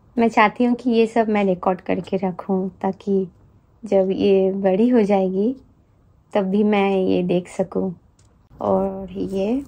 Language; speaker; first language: Hindi; non-native, local second language; Bangla